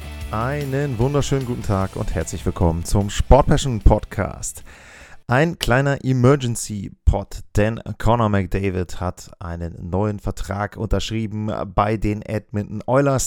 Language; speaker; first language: German; native; German